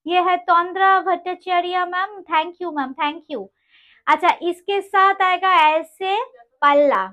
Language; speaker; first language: Hindi; non-native, local second language; Bangla